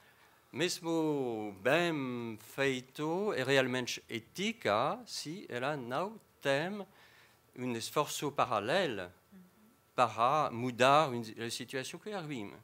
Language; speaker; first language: Portuguese; non-native, fluent; French